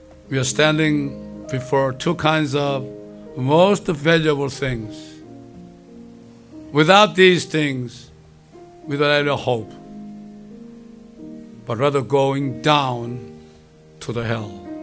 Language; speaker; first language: English; non-native, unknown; Korean